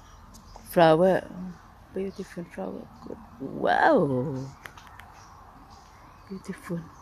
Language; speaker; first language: English; non-native, learner; Thai